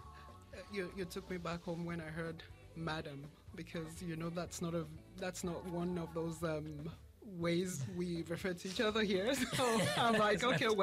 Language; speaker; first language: English; non-native, local second language; Yoruba